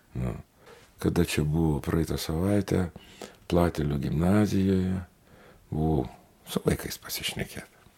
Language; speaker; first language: Lithuanian; native; Lithuanian